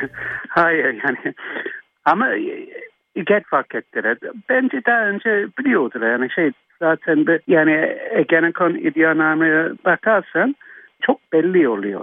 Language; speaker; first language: Turkish; non-native, fluent; English